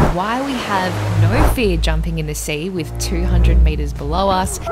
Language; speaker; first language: English; native; English